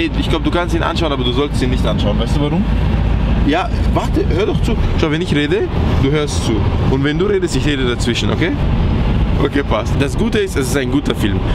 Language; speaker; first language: German; early bilingual, other home language; Persian